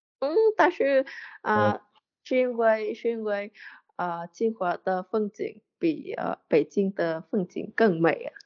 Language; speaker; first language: Chinese; non-native, learner; Vietnamese